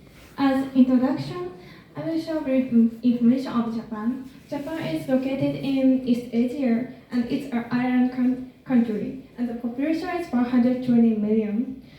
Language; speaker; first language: English; non-native, learner; Japanese